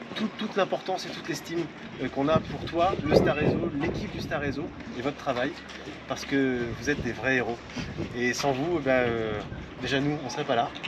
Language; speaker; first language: French; native; French